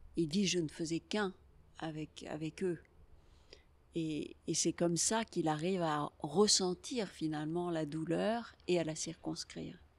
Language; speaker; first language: French; native; French